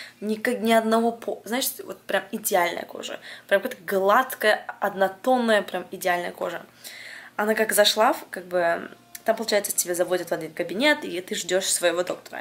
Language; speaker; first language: Russian; early bilingual, heritage; Russian